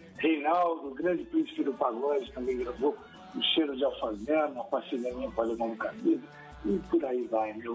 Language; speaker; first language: Portuguese; native; Portuguese